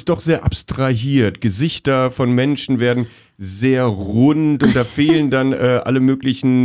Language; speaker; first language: German; native; German